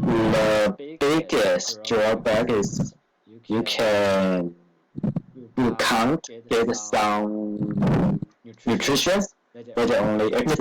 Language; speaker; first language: English; non-native, learner; Chinese